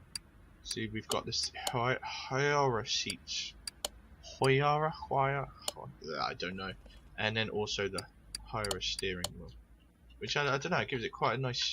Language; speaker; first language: English; native; English